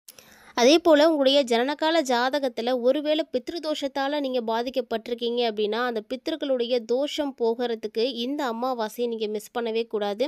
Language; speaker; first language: Tamil; native; Tamil